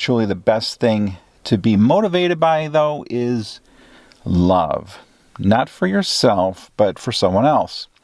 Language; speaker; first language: English; native; English